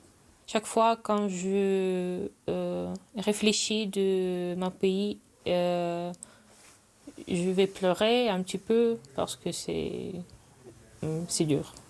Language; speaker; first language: French; non-native, learner; Ukrainian